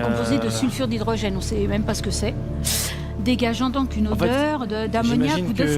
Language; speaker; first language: French; native; French